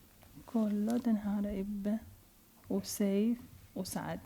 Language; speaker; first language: Swedish; non-native, learner; Arabic